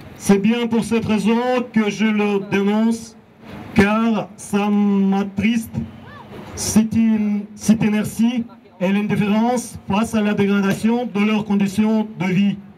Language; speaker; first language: French; non-native, learner; Russian